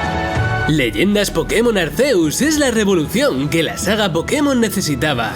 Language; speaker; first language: Spanish; native; Spanish